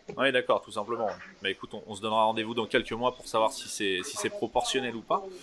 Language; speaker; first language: French; native; French